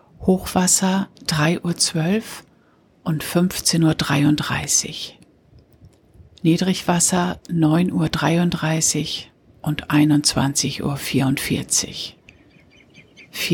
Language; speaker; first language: German; native; German